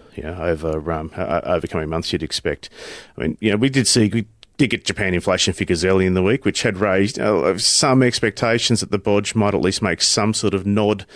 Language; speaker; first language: English; native; English